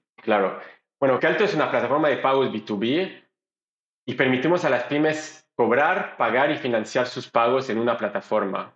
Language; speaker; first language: Spanish; non-native, fluent; French